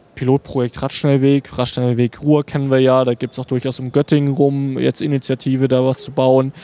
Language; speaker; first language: German; native; German